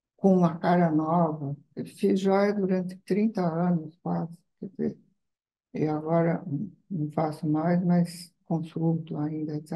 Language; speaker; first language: Portuguese; non-native, fluent; Italian